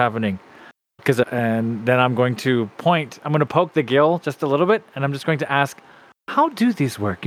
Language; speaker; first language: English; native; English